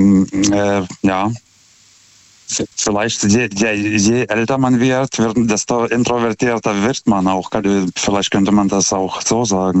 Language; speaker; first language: German; non-native, fluent; Lithuanian